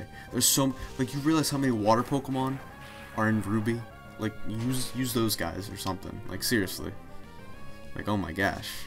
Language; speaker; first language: English; native; English